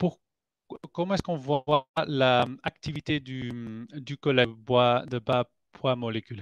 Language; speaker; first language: French; non-native, fluent; Spanish